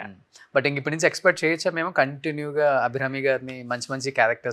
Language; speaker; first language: Telugu; native; Telugu